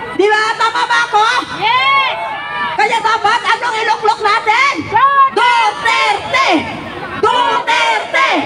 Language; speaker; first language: Filipino; native; Filipino